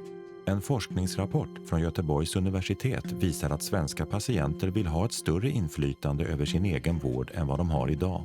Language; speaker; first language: Swedish; native; Swedish